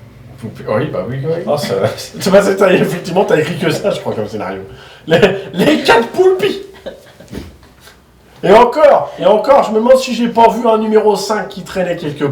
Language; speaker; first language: French; native; French